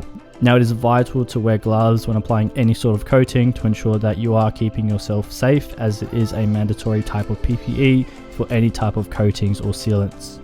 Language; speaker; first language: English; native; English